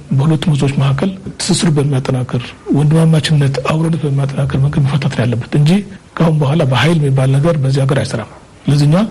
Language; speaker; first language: Amharic; non-native, local second language; Tigrinya